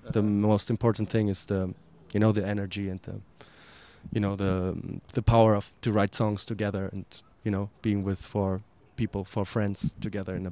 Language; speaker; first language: English; non-native, fluent; German